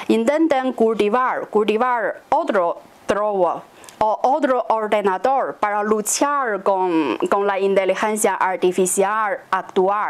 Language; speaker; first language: Spanish; non-native, fluent; Chinese